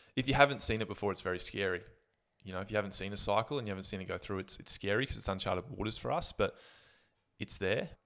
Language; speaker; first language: English; native; English